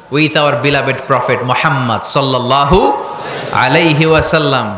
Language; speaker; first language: English; non-native, local second language; Bangla